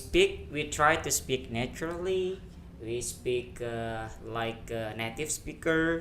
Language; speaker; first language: English; non-native, fluent; Indonesian